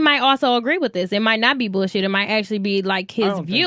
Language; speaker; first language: English; native; English